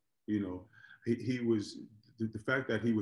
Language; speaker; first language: English; native; English